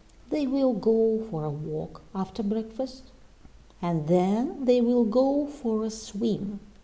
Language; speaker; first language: English; non-native, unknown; Russian